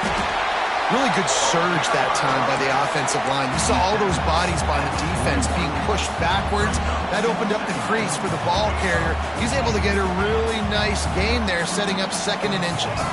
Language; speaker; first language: English; native; English